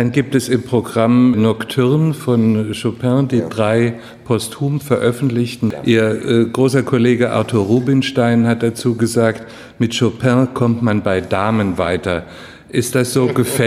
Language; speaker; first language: German; native; German